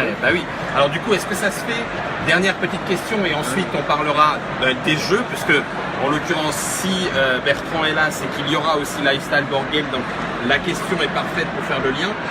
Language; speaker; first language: French; native; French